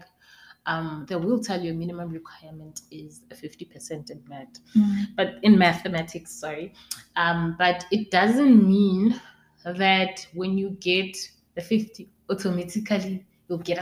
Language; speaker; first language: English; non-native, local second language; Northern Sotho